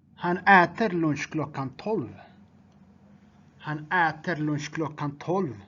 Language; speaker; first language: Swedish; non-native, fluent; Tigrinya